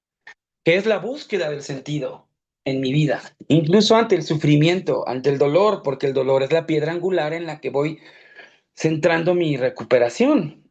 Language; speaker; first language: Spanish; native; Spanish